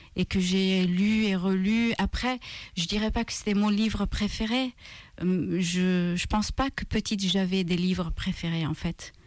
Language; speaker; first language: French; non-native, fluent; Maltese